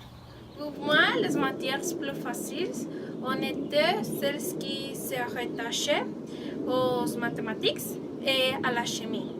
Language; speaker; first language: French; non-native, learner; Spanish